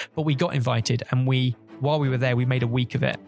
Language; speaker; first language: English; native; English